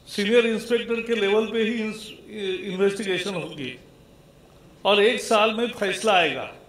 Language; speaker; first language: Hindi; non-native, local second language; Marathi